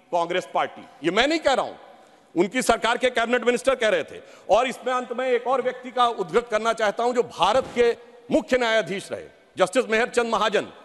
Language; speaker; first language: Hindi; native; Hindi